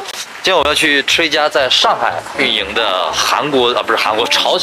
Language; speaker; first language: Chinese; native; Chinese